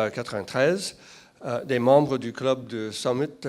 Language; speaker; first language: French; non-native, fluent; English